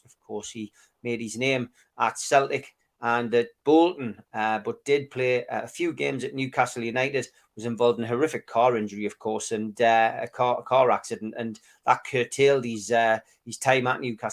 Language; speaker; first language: English; native; English